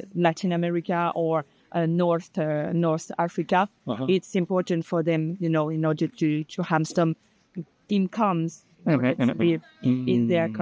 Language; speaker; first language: English; non-native, learner; French